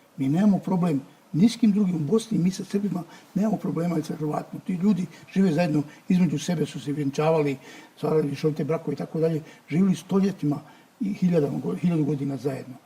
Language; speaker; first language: Bosnian; native; Bosnian